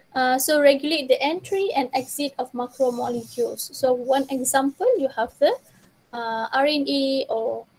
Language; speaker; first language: English; non-native, local second language; Malay